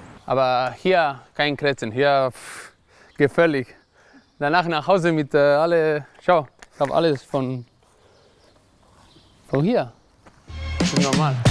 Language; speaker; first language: German; non-native, learner; Spanish